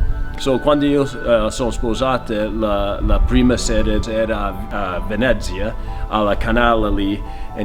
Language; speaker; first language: Italian; early bilingual, heritage; Italian